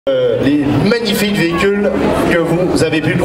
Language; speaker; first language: French; native; French